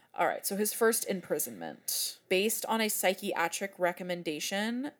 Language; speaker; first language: English; native; English